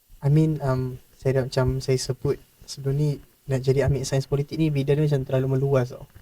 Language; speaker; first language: Malay; native; Malay